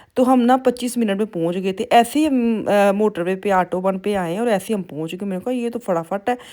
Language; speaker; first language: Urdu; non-native, local second language; Punjabi